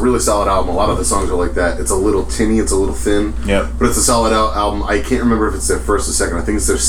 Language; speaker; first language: English; native; English